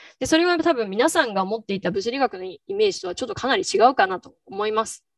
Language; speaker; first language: Japanese; native; Japanese